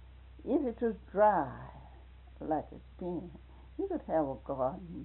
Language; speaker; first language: English; native; English